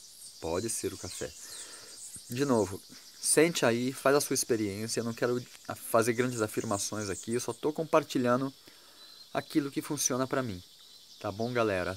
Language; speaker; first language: Portuguese; native; Portuguese